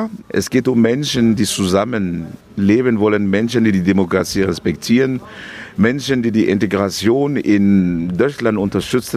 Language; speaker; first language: German; non-native, fluent; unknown